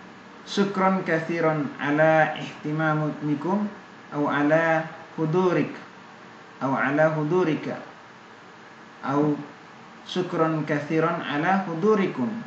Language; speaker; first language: Arabic; non-native, fluent; Indonesian